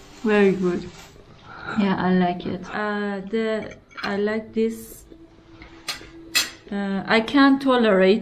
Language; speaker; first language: English; non-native, learner; Persian